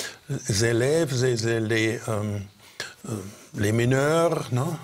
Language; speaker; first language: French; non-native, fluent; German